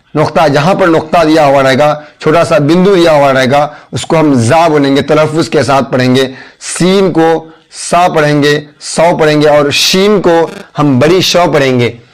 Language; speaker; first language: Hindi; native; Hindi